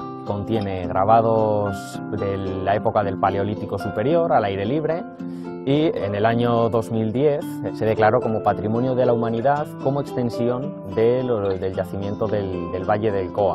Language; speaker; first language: Spanish; native; Spanish